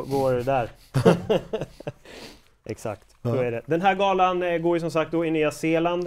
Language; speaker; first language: Swedish; native; Swedish